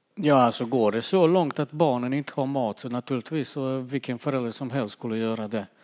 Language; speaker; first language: Swedish; non-native, fluent; Bosnian